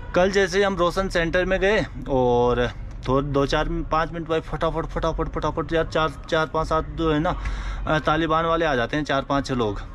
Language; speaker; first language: Hindi; native; Hindi